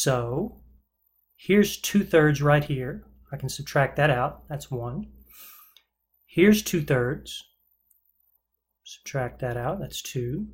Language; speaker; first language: English; native; English